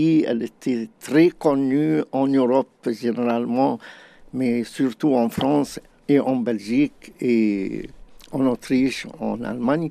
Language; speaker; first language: French; non-native, fluent; Arabic